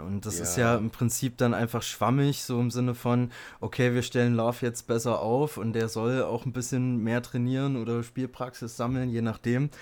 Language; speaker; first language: German; native; German